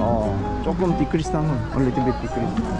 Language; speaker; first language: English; non-native, learner; Korean